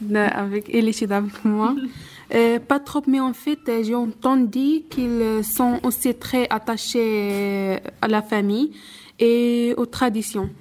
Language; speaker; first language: French; non-native, local second language; Arabic